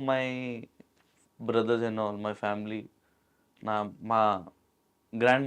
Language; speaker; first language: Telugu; non-native, local second language; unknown